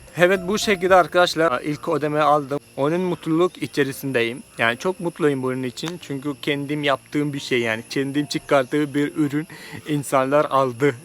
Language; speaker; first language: Turkish; non-native, fluent; Malayalam